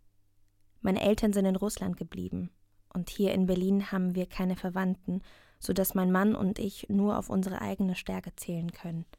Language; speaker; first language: German; non-native, learner; Russian